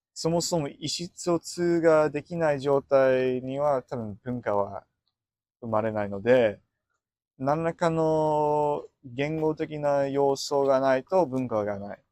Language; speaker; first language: Japanese; non-native, fluent; English